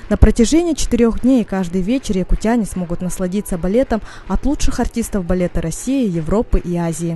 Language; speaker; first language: Russian; native; Russian